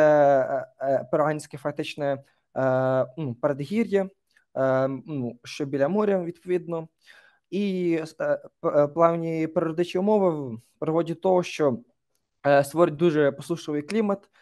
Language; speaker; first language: Ukrainian; native; Ukrainian